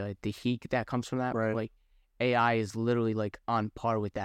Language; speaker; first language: English; native; English